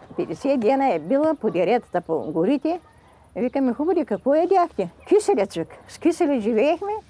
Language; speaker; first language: Bulgarian; native; Bulgarian